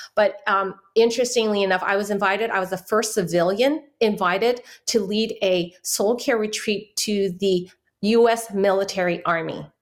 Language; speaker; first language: English; early bilingual, other home language; Chinese